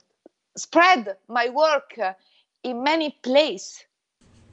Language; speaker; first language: English; non-native, fluent; Italian